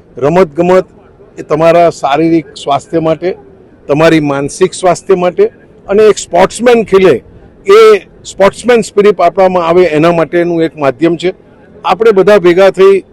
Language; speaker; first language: Gujarati; native; Gujarati